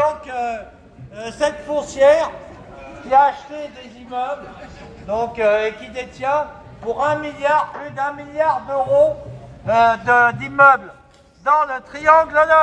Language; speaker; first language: French; native; French